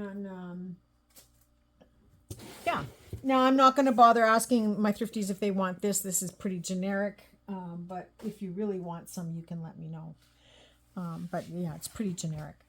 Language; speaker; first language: English; native; English